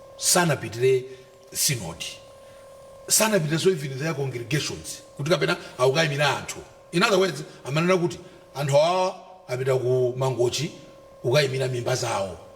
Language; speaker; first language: Nyanja; native; Nyanja